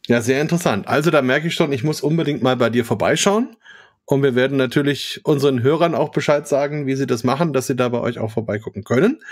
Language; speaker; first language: German; native; German